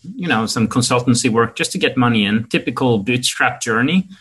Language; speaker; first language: English; non-native, fluent; Norwegian